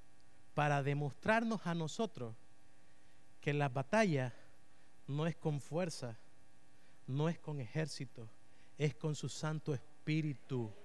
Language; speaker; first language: Spanish; native; Spanish